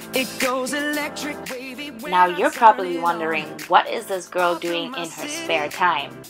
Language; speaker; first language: English; non-native, fluent; German